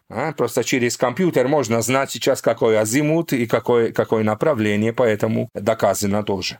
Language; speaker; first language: Russian; non-native, fluent; Maltese